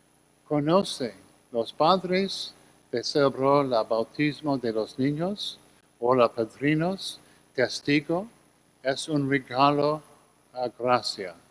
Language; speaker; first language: Spanish; non-native, learner; English